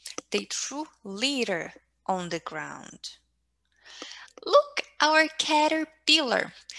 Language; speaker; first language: English; non-native, fluent; Portuguese